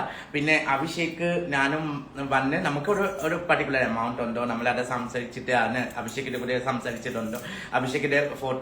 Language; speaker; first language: Malayalam; non-native, learner; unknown